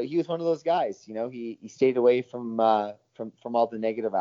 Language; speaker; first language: English; native; English